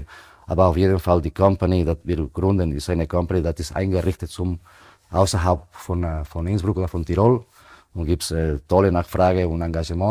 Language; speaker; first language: German; non-native, fluent; Spanish